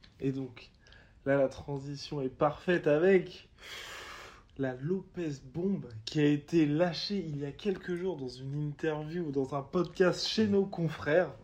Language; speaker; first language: French; native; French